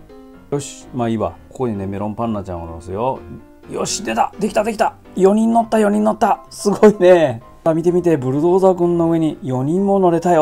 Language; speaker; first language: Japanese; native; Japanese